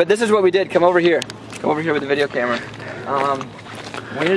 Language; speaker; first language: English; native; English